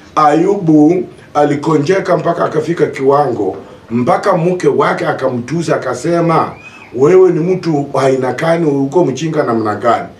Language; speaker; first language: Swahili; non-native, local second language; Luyia